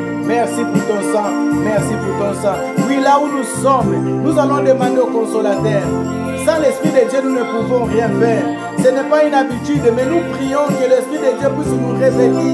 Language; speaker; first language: French; non-native, local second language; Lingala